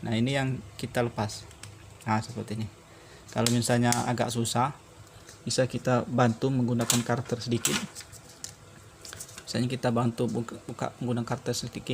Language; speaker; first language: Indonesian; native; Indonesian